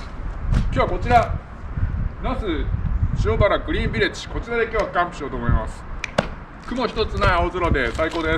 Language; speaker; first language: Japanese; native; Japanese